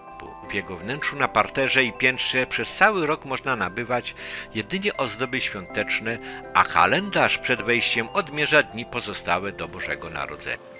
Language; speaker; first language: Polish; native; Polish